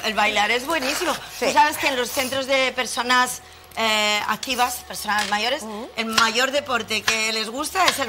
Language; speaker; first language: Spanish; native; Spanish